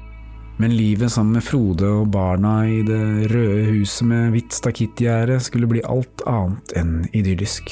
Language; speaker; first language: Norwegian; native; Norwegian